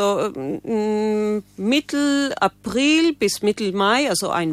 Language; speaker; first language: German; non-native, fluent; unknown